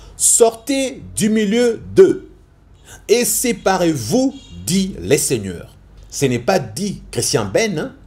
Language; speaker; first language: French; non-native, local second language; Lingala